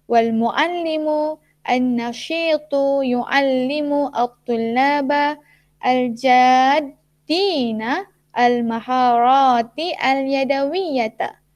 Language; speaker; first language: Arabic; non-native, fluent; Malay